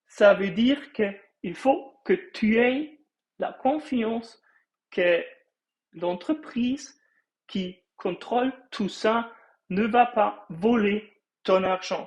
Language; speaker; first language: French; non-native, fluent; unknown